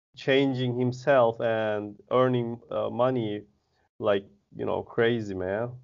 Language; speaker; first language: English; non-native, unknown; Turkish